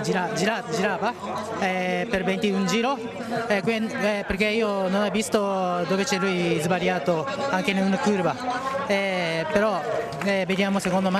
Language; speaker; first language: Italian; non-native, learner; Japanese